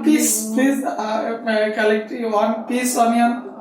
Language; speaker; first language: English; non-native, learner; Bangla